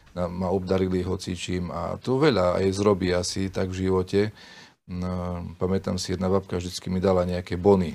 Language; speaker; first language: Slovak; native; Slovak